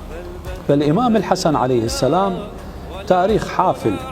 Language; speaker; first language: Arabic; native; Arabic